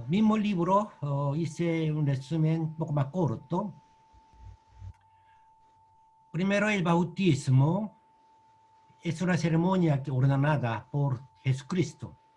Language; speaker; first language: Spanish; non-native, learner; Korean